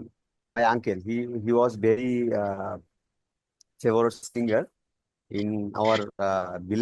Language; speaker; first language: English; non-native, learner; Bangla